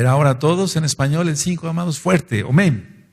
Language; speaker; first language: Spanish; native; Spanish